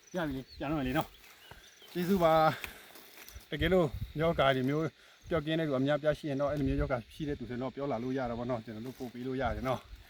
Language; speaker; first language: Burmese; non-native, local second language; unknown